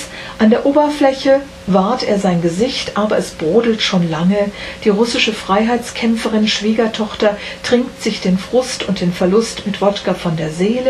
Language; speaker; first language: German; native; German